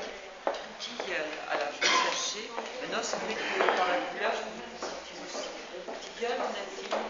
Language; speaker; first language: French; native; French